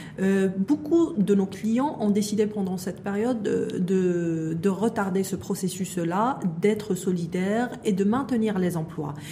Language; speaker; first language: French; non-native, local second language; Arabic